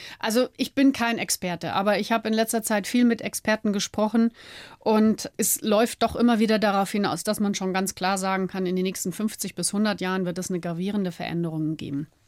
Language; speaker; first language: German; native; German